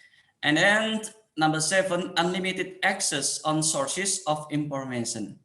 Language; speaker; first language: English; non-native, fluent; Indonesian